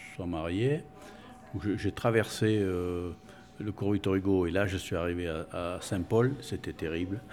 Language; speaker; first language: French; non-native, local second language; Spanish